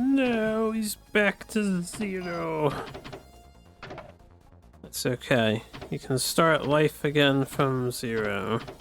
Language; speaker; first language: English; native; English